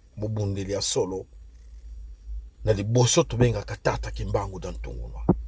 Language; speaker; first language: Lingala; non-native, local second language; Kongo